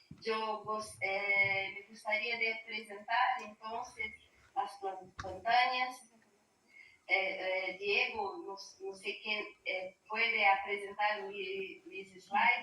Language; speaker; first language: Spanish; non-native, learner; Portuguese